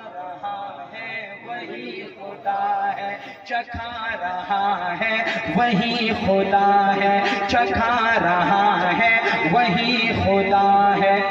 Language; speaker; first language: Urdu; non-native, local second language; Pashto